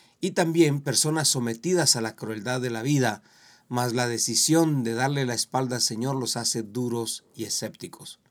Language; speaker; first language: Spanish; native; Spanish